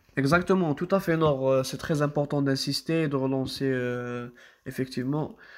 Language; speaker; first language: French; non-native, local second language; Arabic